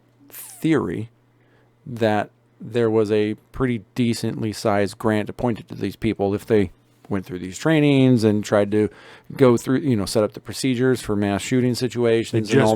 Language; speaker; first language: English; native; English